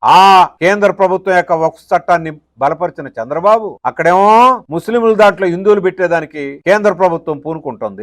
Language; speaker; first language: Telugu; native; Telugu